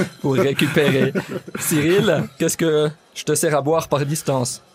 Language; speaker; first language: French; native; French